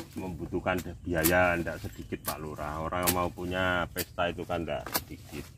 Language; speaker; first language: Indonesian; non-native, local second language; Javanese